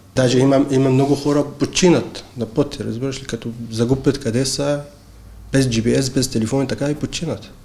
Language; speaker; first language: Bulgarian; non-native, learner; Arabic